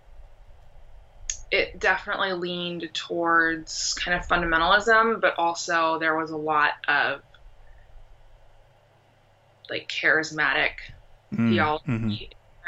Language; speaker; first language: English; native; English